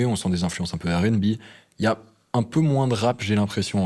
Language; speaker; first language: French; native; French